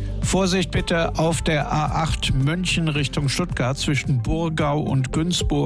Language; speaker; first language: German; native; German